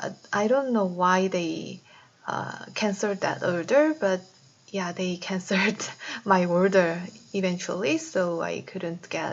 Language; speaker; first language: English; non-native, fluent; Korean